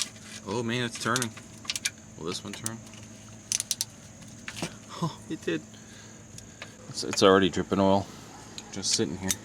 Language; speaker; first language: English; native; English